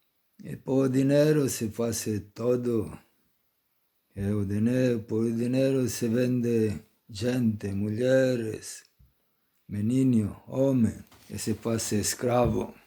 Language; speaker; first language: Portuguese; non-native, fluent; Italian